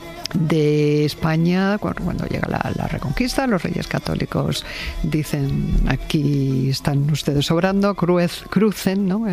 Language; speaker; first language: Spanish; native; Spanish